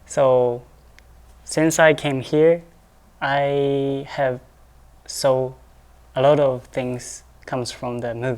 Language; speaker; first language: English; non-native, learner; Japanese